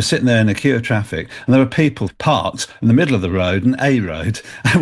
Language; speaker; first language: English; native; English